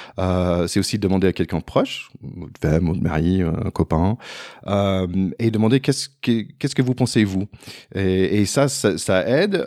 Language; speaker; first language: French; non-native, fluent; English